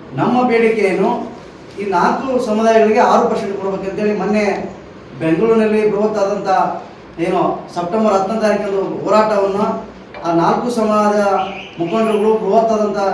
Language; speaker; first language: Kannada; native; Kannada